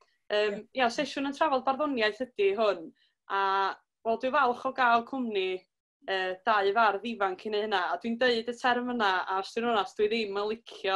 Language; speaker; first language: Welsh; native; Welsh